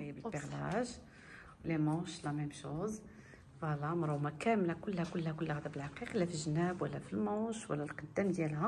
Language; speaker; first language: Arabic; native; Arabic